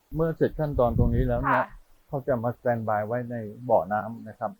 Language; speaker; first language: Thai; native; Thai